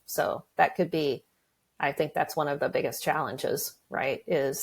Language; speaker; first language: English; native; English